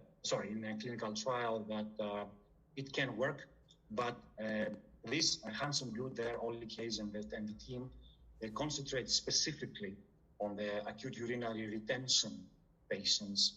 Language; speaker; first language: English; non-native, fluent; Greek